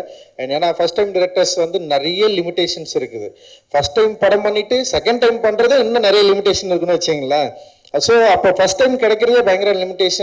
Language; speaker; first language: Tamil; native; Tamil